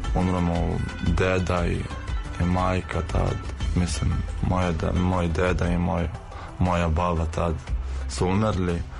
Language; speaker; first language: Serbian; non-native, fluent; Arabic